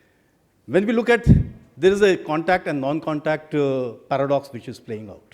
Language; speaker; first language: English; non-native, local second language; Hindi